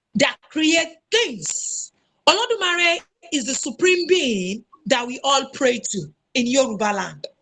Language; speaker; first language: English; non-native, local second language; Yoruba